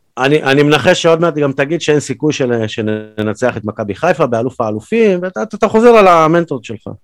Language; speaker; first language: Hebrew; early bilingual, other home language; Russian